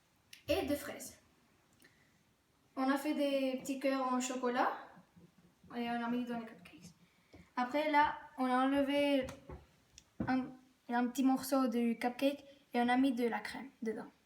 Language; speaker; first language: French; non-native, learner; Spanish